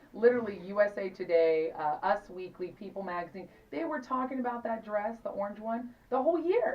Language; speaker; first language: English; native; English